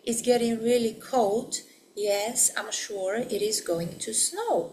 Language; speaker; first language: English; non-native, fluent; Bulgarian